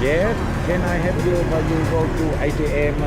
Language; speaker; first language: English; non-native, learner; Vietnamese